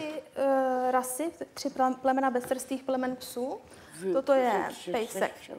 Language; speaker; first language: Czech; native; Czech